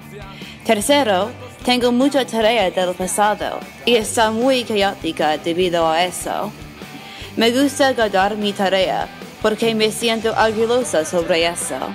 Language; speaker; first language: Spanish; non-native, learner; English